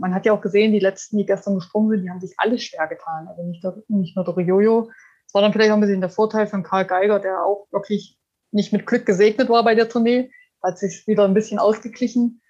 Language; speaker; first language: German; native; German